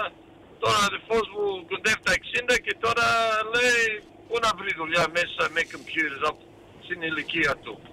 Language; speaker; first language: Greek; early bilingual, heritage; Greek